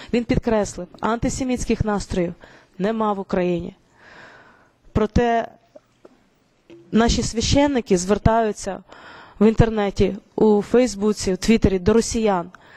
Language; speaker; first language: Ukrainian; native; Ukrainian